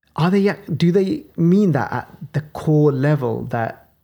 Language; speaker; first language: English; native; English